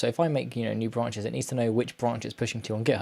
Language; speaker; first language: English; native; English